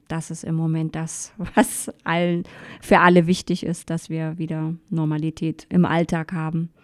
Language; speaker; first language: German; native; German